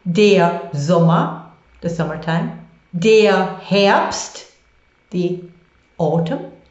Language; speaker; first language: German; non-native, fluent; English